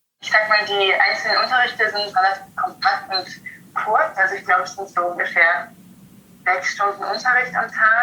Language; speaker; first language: German; native; German